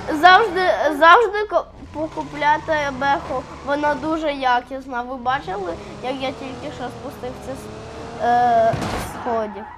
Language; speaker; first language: Ukrainian; native; Ukrainian